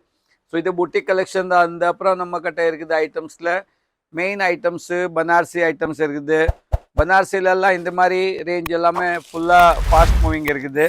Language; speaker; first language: Tamil; non-native, learner; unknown